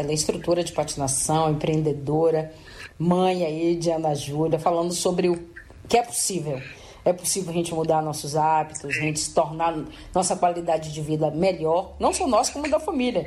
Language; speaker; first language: Portuguese; native; Portuguese